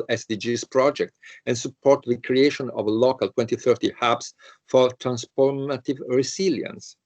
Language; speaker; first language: English; non-native, fluent; Italian